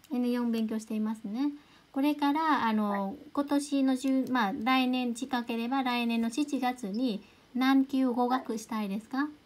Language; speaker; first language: Japanese; non-native, fluent; Vietnamese